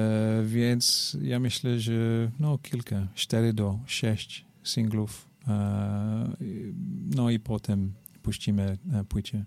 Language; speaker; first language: Polish; non-native, learner; English